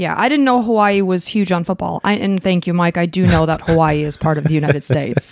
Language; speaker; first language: English; native; English